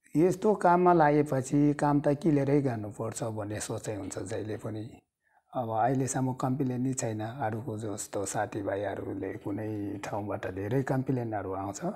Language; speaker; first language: Nepali; non-native, local second language; Sherpa